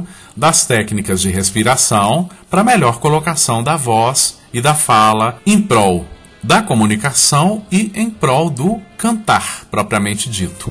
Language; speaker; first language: Portuguese; native; Portuguese